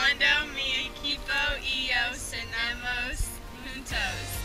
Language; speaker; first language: Spanish; non-native, learner; English